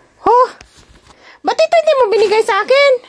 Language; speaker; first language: Filipino; native; Filipino